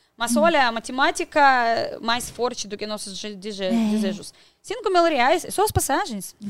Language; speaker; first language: Portuguese; non-native, fluent; Russian